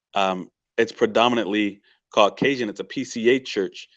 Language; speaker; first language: English; native; English